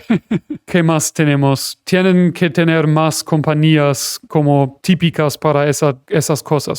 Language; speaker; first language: Spanish; non-native, fluent; German